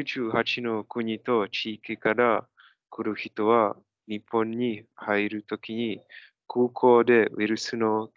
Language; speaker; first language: Japanese; non-native, learner; Czech